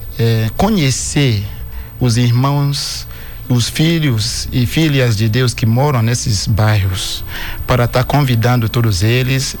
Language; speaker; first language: Portuguese; non-native, fluent; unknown